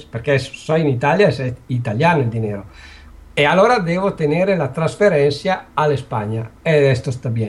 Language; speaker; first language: Spanish; non-native, learner; Italian